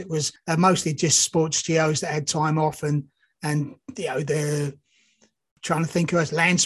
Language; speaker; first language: English; native; English